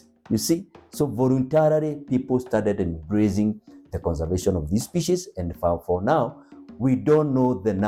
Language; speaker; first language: English; non-native, local second language; Kikuyu